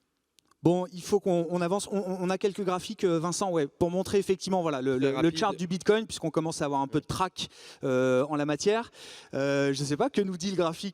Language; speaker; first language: French; native; French